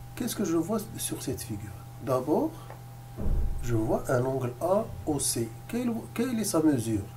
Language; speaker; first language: French; non-native, local second language; Arabic